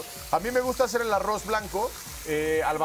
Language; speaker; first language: Spanish; native; Spanish